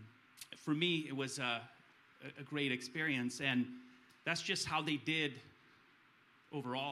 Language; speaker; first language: English; early bilingual, other home language; Romanian